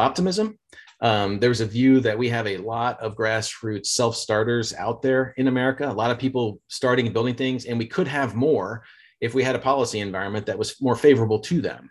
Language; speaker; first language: English; native; English